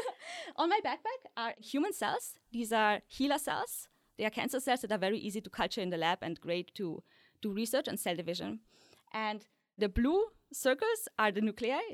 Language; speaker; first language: English; early bilingual, other home language; Polish